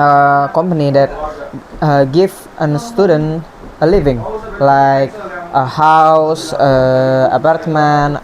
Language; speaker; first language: English; non-native, learner; Indonesian